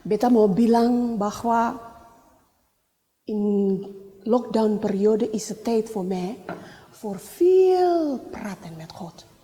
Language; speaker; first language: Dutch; non-native, learner; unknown